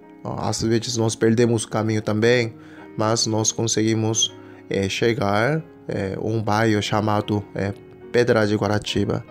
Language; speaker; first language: Portuguese; non-native, fluent; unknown